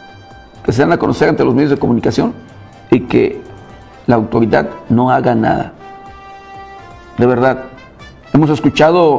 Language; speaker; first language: Spanish; native; Spanish